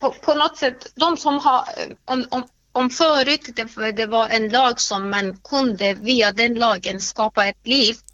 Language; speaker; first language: Swedish; non-native, fluent; Persian